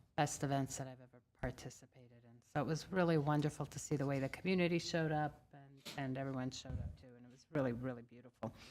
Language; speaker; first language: English; native; English